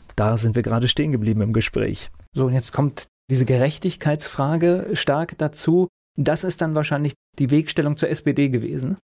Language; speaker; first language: German; native; German